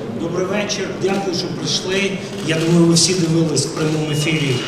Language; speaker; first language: Ukrainian; non-native, local second language; Russian